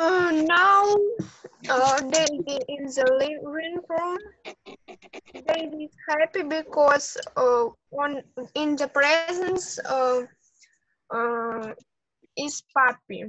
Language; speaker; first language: English; non-native, learner; Russian